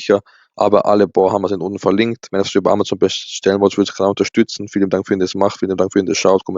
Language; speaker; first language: German; native; German